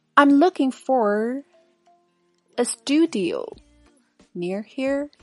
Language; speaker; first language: English; non-native, fluent; Chinese